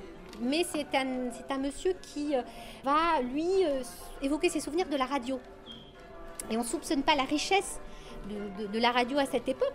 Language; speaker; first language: French; native; French